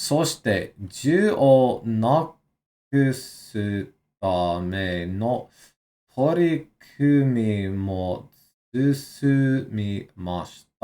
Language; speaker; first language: Japanese; non-native, learner; English